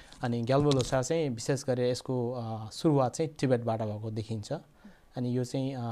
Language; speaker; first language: Nepali; non-native, local second language; Eastern Tamang